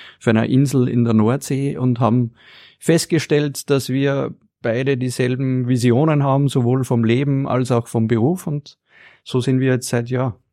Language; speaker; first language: German; native; German